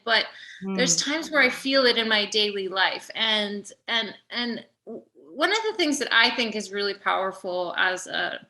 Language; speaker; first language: English; native; English